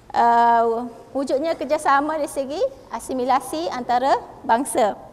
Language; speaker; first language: Malay; native; Malay